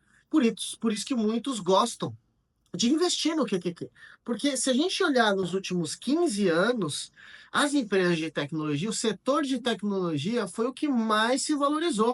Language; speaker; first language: Portuguese; native; Portuguese